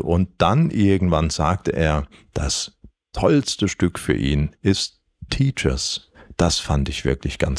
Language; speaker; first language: German; native; German